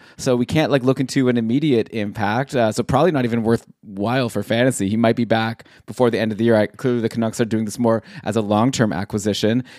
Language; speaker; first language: English; native; English